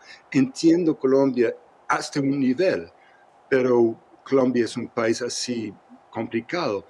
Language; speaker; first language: Spanish; non-native, fluent; English